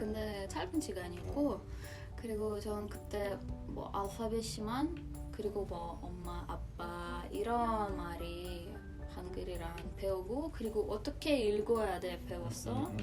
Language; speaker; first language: Korean; non-native, learner; Russian